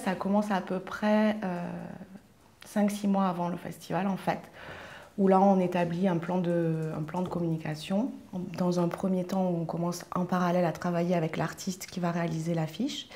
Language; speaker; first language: French; native; French